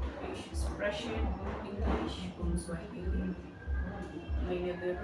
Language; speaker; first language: German; non-native, learner; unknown